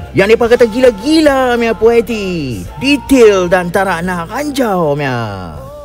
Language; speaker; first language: Malay; native; Malay